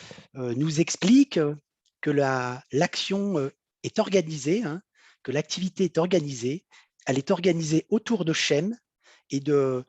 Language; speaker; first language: French; native; French